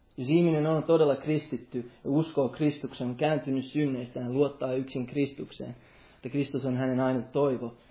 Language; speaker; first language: Finnish; non-native, local second language; Swedish